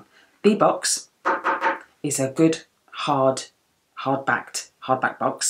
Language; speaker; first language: English; native; English